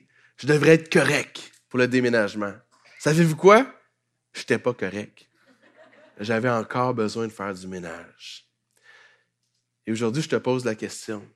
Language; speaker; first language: French; native; French